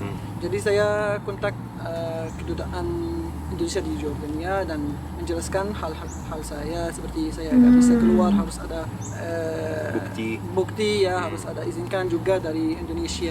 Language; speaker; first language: Indonesian; non-native, fluent; Arabic